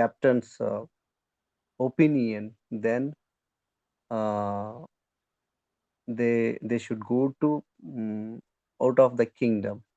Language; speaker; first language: English; non-native, learner; Kannada